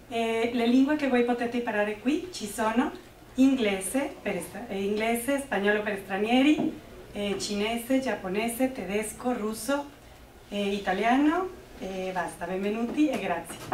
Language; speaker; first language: Italian; non-native, fluent; Spanish